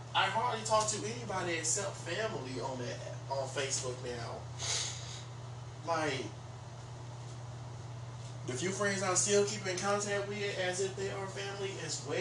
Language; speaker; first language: English; native; English